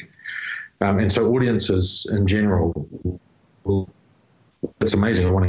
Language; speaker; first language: English; native; English